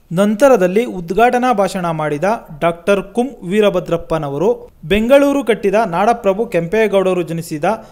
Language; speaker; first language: Kannada; native; Kannada